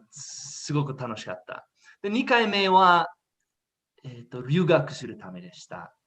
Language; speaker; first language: Japanese; non-native, learner; English